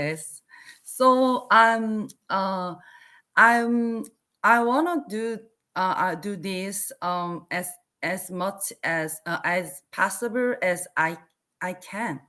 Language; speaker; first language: English; non-native, learner; Korean